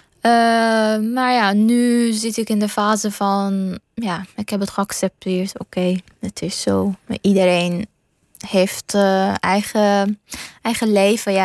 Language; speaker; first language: Dutch; non-native, fluent; Persian